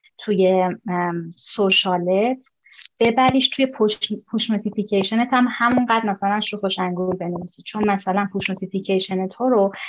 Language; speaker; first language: Persian; native; Persian